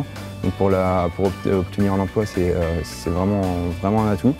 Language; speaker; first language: French; native; French